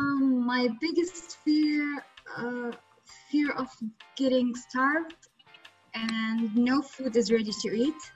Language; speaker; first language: English; non-native, learner; Arabic